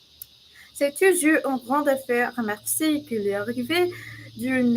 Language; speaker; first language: French; non-native, learner; English